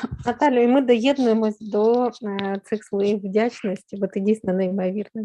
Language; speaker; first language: Ukrainian; native; Ukrainian